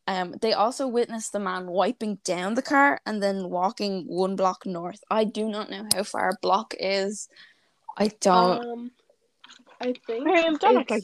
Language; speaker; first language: English; native; English